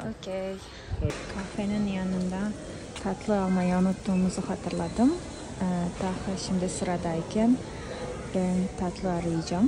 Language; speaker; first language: Turkish; non-native, fluent; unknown